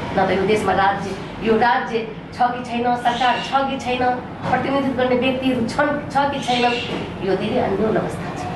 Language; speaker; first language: Nepali; non-native, local second language; Maithili